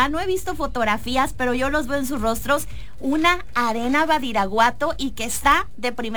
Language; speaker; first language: Spanish; native; Spanish